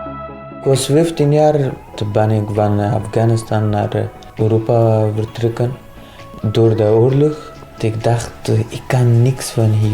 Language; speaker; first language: Dutch; non-native, learner; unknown